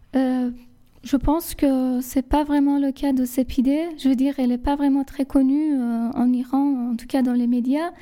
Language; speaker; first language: French; non-native, fluent; Persian